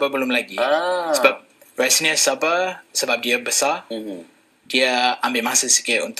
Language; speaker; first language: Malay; non-native, fluent; English